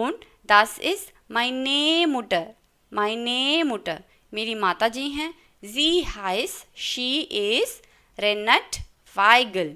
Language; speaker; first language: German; non-native, fluent; Hindi